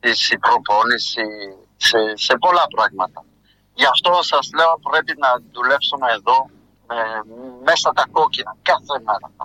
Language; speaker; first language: Greek; non-native, fluent; French